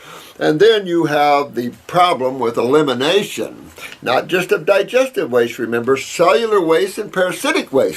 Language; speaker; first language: English; native; English